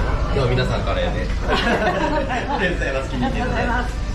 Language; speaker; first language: Japanese; native; Japanese